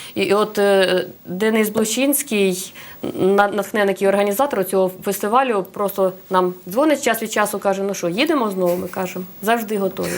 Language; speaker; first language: Ukrainian; non-native, local second language; Russian